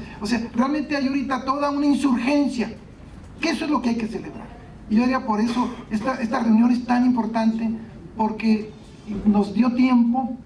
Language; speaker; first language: Spanish; native; Spanish